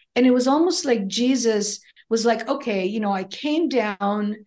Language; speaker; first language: English; early bilingual, other home language; Greek